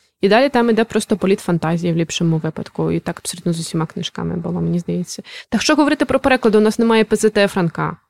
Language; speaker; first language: Ukrainian; native; Ukrainian